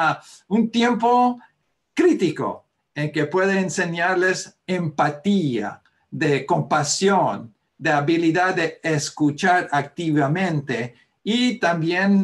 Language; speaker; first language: Spanish; early bilingual, heritage; Spanish